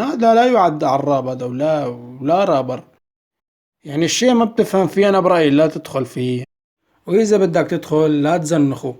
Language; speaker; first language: Arabic; native; Arabic